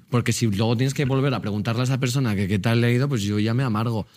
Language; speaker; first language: Spanish; native; Spanish